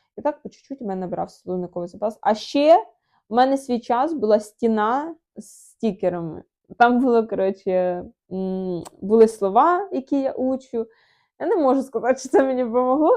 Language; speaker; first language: Ukrainian; non-native, local second language; Russian